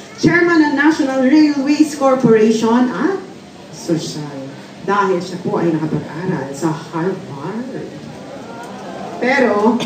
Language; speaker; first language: Filipino; native; Filipino